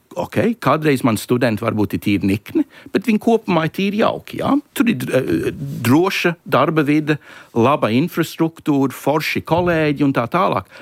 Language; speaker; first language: Latvian; early bilingual, heritage; Latvian